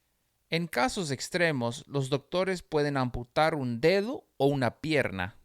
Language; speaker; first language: Spanish; non-native, fluent; English